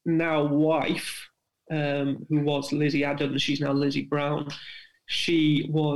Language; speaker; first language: English; native; English